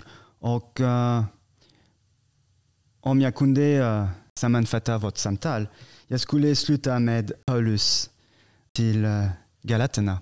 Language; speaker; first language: Swedish; non-native, fluent; French